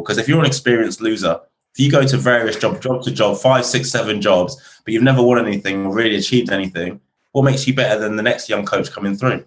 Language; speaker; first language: English; native; English